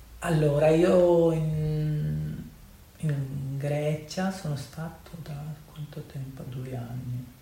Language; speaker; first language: Italian; non-native, learner; Urdu